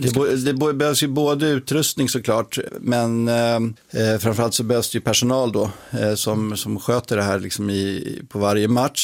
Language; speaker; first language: Swedish; native; Swedish